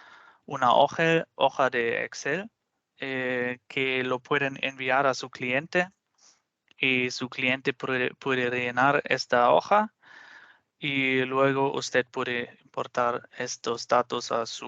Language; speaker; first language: Spanish; non-native, fluent; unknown